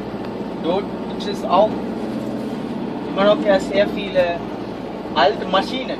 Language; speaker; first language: German; non-native, learner; Sinhala